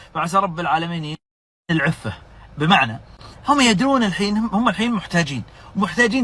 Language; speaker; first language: Arabic; native; Arabic